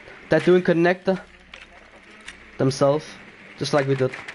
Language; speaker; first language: English; non-native, fluent; Danish